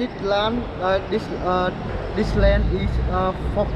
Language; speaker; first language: English; non-native, learner; Vietnamese